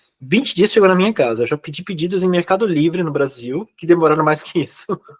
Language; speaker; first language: Portuguese; native; Portuguese